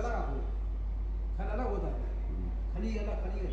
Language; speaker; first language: Hindi; native; Hindi